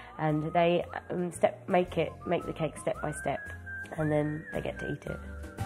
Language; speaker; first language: English; native; English